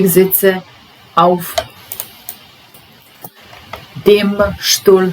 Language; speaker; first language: German; non-native, fluent; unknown